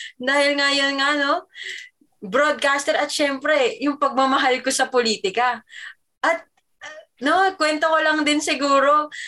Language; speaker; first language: Filipino; native; Filipino